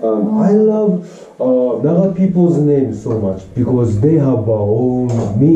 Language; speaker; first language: English; non-native, learner; Japanese